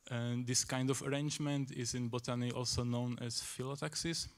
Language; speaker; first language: English; non-native, fluent; Slovak